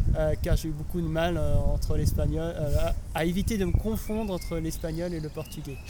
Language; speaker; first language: Portuguese; non-native, learner; French